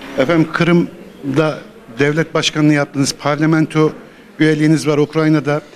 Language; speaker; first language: Turkish; native; Turkish